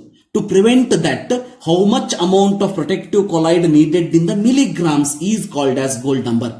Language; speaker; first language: English; non-native, local second language; Kannada